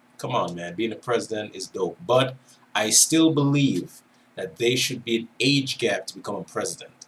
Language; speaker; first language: English; native; English